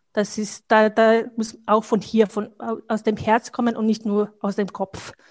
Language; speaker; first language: German; non-native, fluent; Bosnian